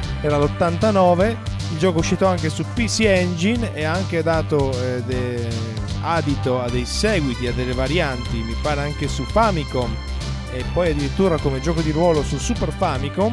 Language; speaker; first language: Italian; native; Italian